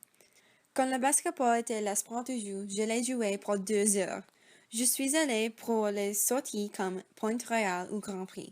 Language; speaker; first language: French; non-native, learner; English